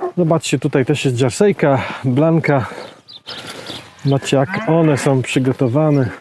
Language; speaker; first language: Polish; native; Polish